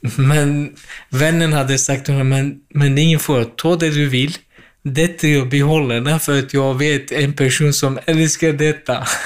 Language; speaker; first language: Swedish; non-native, fluent; Kurdish